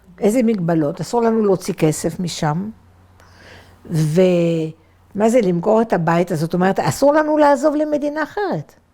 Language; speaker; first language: Hebrew; non-native, fluent; French